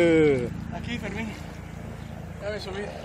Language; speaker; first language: Spanish; native; Spanish